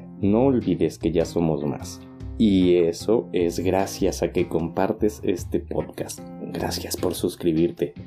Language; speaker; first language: Spanish; native; Spanish